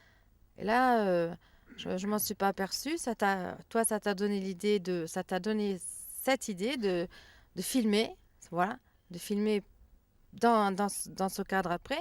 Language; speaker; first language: French; native; French